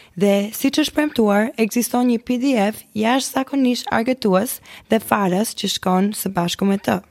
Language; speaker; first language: Albanian; early bilingual, heritage; Albanian